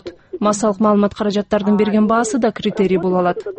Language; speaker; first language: Kyrgyz; native; Kyrgyz